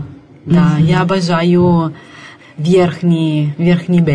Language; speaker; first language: Russian; non-native, fluent; Italian